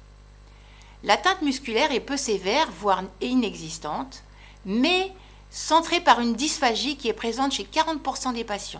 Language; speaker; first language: French; native; French